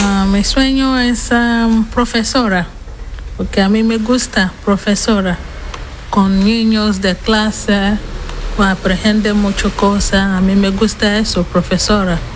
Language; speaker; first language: Spanish; non-native, learner; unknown